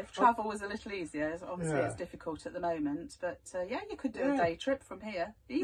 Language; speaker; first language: English; native; English